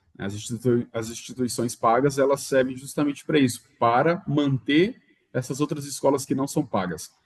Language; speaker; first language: Portuguese; native; Portuguese